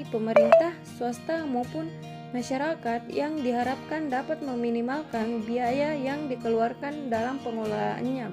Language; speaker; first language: Indonesian; native; Indonesian